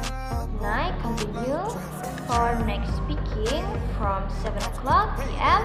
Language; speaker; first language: English; non-native, learner; Indonesian